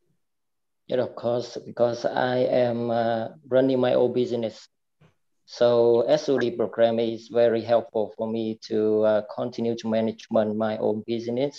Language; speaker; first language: English; non-native, fluent; Vietnamese